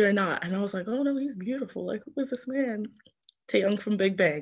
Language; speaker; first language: English; early bilingual, other home language; French